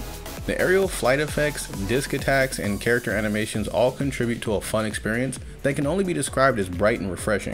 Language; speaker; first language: English; native; English